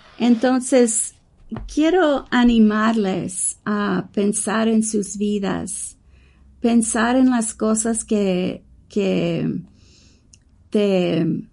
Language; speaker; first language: Spanish; non-native, learner; English